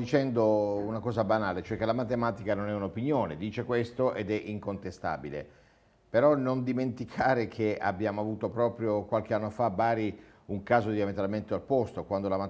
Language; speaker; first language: Italian; native; Italian